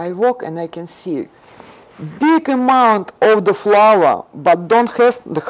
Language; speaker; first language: English; non-native, learner; Russian